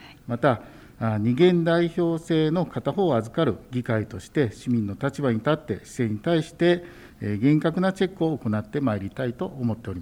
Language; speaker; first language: Japanese; native; Japanese